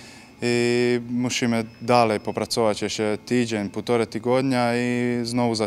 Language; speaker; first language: Polish; non-native, learner; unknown